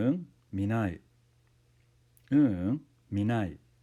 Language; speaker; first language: Japanese; non-native, fluent; English